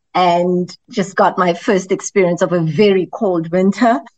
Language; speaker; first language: English; non-native, local second language; Zulu